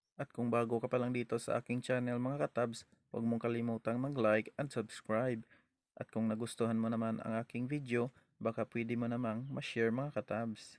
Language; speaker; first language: Filipino; non-native, local second language; Hiligaynon